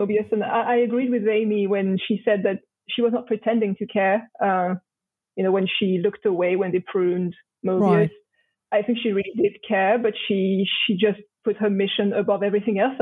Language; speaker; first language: English; non-native, fluent; French